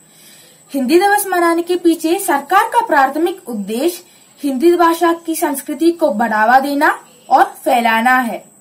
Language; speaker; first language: Hindi; non-native, local second language; Malayalam